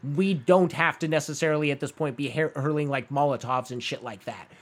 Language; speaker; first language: English; native; English